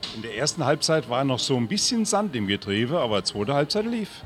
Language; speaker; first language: German; native; German